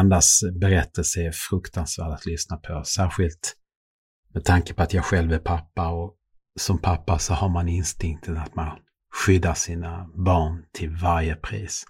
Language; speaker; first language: Swedish; native; Swedish